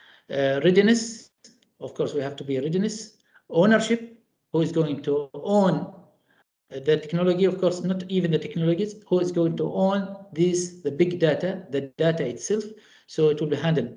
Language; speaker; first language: English; non-native, fluent; Arabic